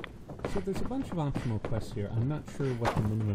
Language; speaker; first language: English; native; English